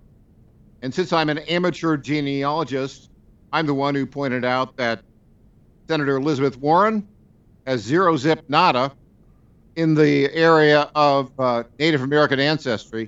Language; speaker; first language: English; native; English